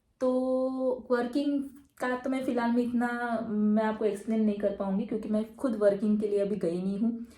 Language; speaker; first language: Hindi; non-native, local second language; Marathi